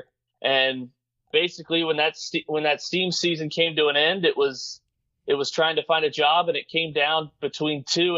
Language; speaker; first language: English; native; English